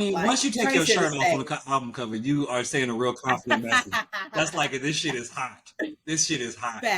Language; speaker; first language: English; native; English